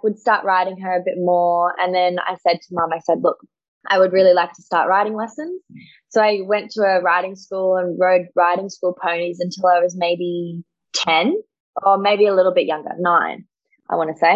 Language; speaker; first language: English; native; English